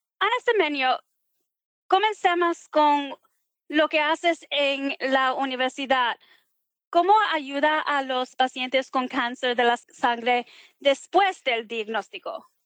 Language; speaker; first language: Spanish; early bilingual, heritage; Spanish